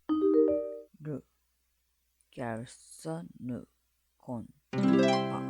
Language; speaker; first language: French; non-native, learner; Japanese